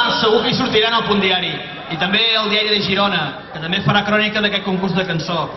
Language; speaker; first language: Catalan; native; Catalan